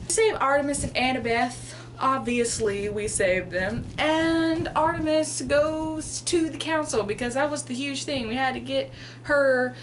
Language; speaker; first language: English; native; English